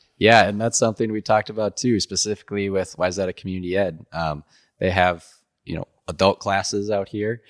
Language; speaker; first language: English; native; English